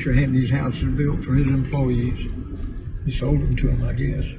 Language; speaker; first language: English; native; English